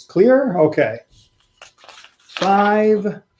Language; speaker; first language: English; native; English